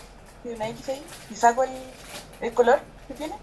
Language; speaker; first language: Spanish; native; Spanish